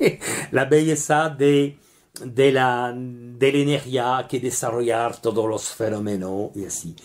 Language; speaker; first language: Spanish; non-native, learner; French